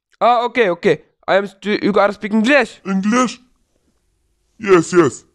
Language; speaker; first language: English; non-native, learner; Arabic